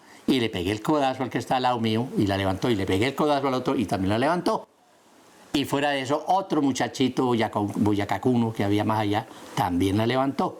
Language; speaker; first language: Spanish; native; Spanish